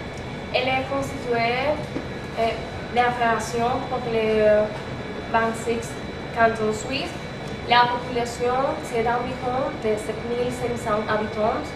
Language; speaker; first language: French; non-native, learner; Spanish